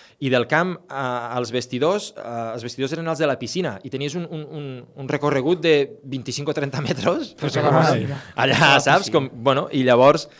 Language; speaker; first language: Catalan; native; Catalan